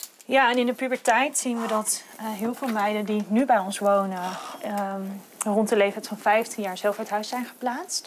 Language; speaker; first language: Dutch; native; Dutch